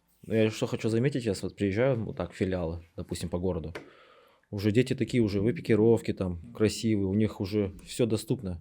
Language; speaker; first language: Russian; native; Russian